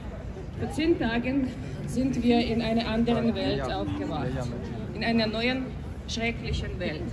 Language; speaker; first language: German; non-native, fluent; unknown